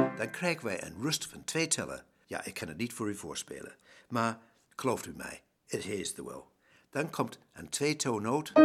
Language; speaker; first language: Dutch; non-native, fluent; English